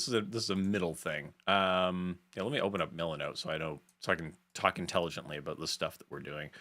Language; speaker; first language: English; native; English